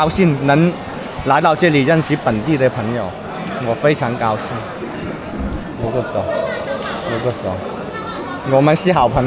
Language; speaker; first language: Chinese; non-native, fluent; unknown